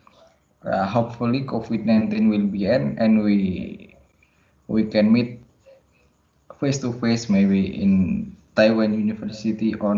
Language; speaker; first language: English; non-native, learner; Indonesian